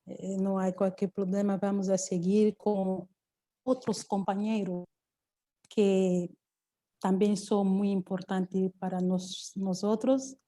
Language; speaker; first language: Spanish; non-native, learner; Portuguese